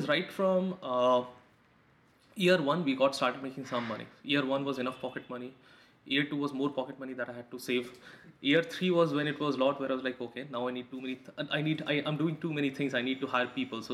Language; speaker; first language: English; non-native, local second language; Hindi